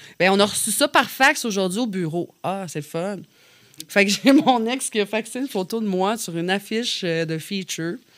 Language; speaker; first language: French; native; French